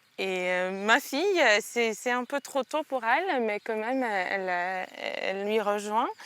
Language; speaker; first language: French; non-native, fluent; Ukrainian